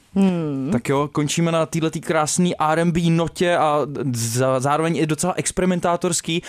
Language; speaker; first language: Czech; native; Czech